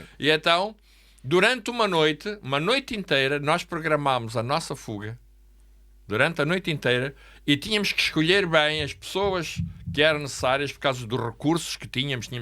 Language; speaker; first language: Portuguese; native; Portuguese